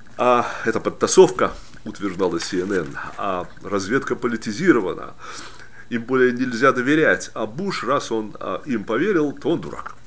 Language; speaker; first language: Russian; native; Russian